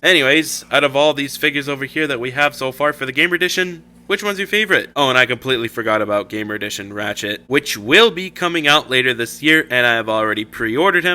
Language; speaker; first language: English; native; English